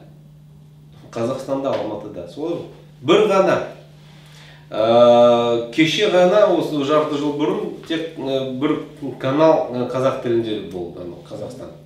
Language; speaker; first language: Kazakh; non-native, local second language; Russian